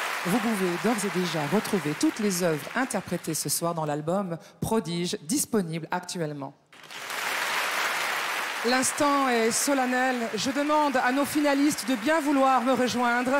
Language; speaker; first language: French; native; French